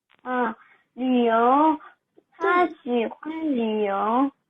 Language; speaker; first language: Chinese; non-native, learner; Korean